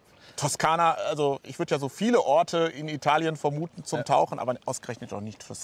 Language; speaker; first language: German; native; German